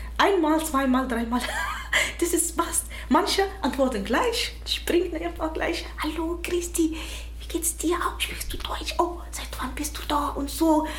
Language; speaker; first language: German; non-native, fluent; Arabic